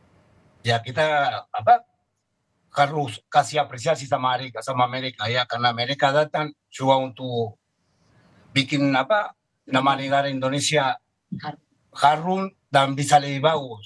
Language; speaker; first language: Indonesian; non-native, fluent; Spanish